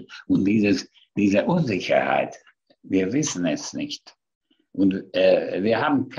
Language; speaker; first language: German; non-native, fluent; Hungarian